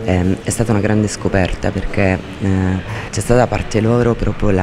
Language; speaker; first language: Italian; native; Italian